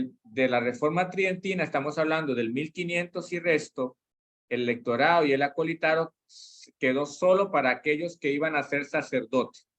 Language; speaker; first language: Spanish; native; Spanish